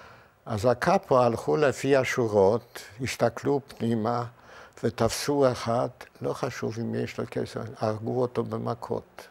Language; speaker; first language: Hebrew; non-native, fluent; Yiddish